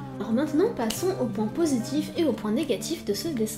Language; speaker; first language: French; native; French